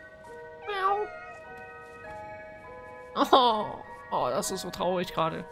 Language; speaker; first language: German; native; German